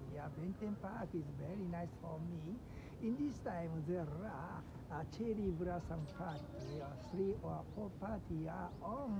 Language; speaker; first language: English; non-native, learner; Japanese